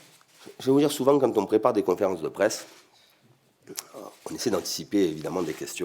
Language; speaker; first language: French; native; French